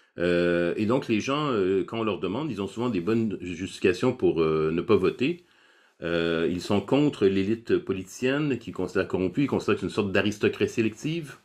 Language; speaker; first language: French; native; French